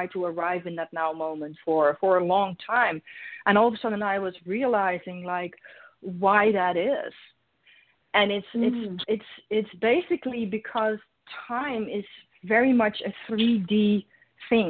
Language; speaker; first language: English; non-native, fluent; Dutch